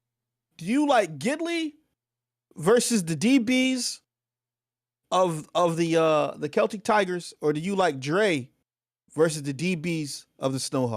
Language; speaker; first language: English; native; English